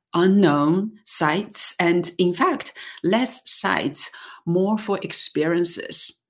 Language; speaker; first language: English; non-native, fluent; Chinese